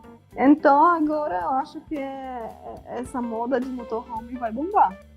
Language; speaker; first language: Portuguese; non-native, fluent; Polish